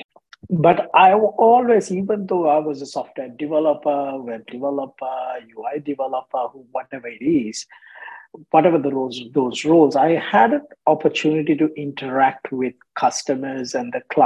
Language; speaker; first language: English; non-native, local second language; Sinhala